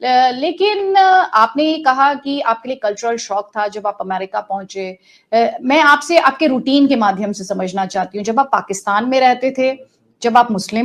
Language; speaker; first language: Hindi; native; Hindi